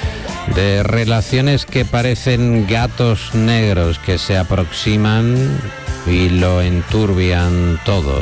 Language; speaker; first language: Spanish; native; Spanish